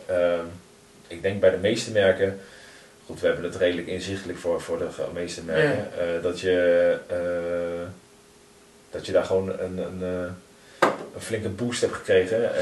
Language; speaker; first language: Dutch; native; Dutch